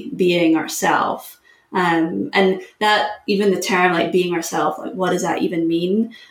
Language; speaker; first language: English; native; English